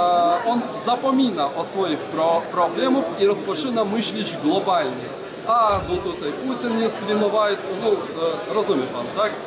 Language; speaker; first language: Polish; non-native, fluent; Belarusian